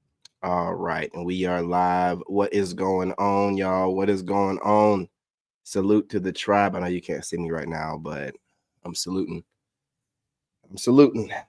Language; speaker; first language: English; native; English